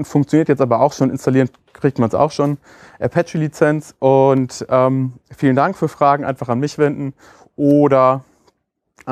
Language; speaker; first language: German; native; German